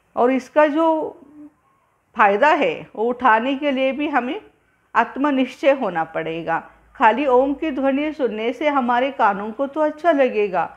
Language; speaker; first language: Hindi; non-native, local second language; Marathi